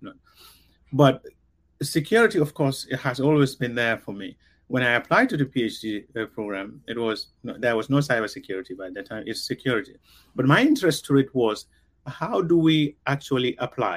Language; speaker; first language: English; non-native, local second language; Mandingo